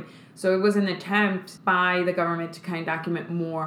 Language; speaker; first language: English; early bilingual, other home language; Spanish